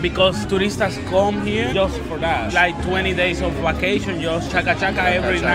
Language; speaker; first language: English; non-native, learner; Spanish